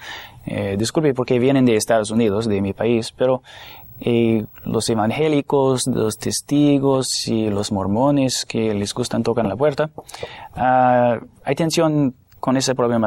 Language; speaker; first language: Spanish; non-native, fluent; English